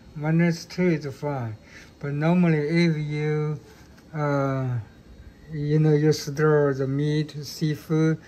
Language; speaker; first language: English; non-native, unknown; Chinese